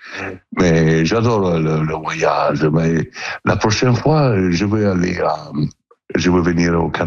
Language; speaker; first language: French; non-native, learner; Italian